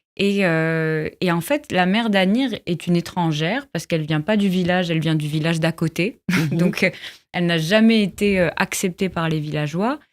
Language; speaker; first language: French; non-native, local second language; Arabic